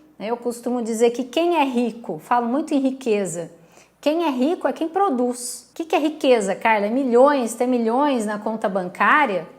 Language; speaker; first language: Portuguese; native; Portuguese